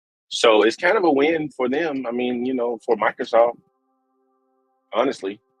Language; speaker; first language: English; native; English